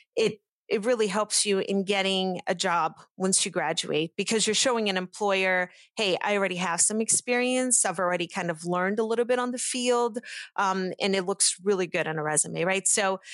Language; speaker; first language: English; early bilingual, other home language; Portuguese